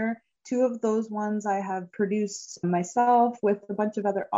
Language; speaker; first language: English; native; English